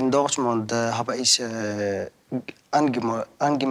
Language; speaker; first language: German; non-native, learner; Arabic